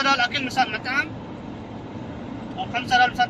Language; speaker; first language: Arabic; non-native, learner; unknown